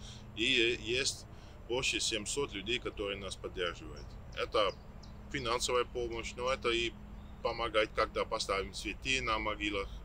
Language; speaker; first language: Russian; non-native, fluent; Dutch